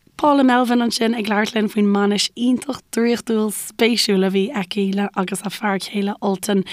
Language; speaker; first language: Irish; native; Irish